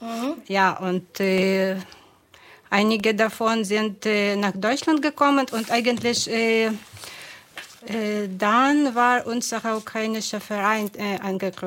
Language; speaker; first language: German; non-native, fluent; Ukrainian